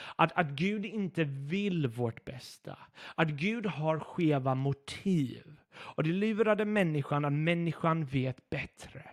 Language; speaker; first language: Swedish; non-native, fluent; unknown